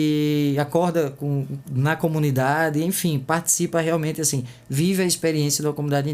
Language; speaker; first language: Portuguese; native; Portuguese